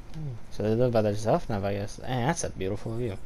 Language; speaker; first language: English; native; English